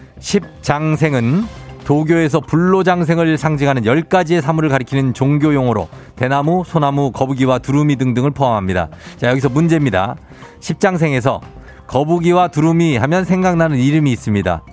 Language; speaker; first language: Korean; native; Korean